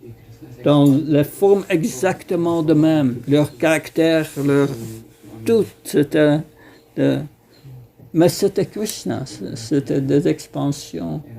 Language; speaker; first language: French; non-native, fluent; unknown